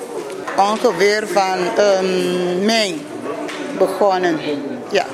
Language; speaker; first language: Dutch; non-native, learner; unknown